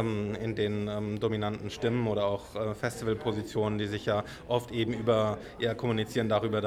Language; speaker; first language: German; native; German